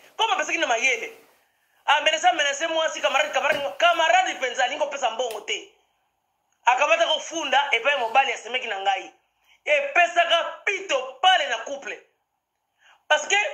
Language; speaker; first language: Lingala; non-native, local second language; Kongo